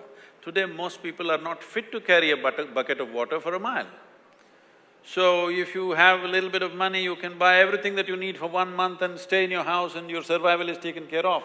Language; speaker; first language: English; non-native, local second language; Kannada